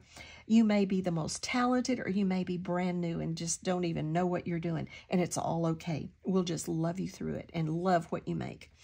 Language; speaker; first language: English; native; English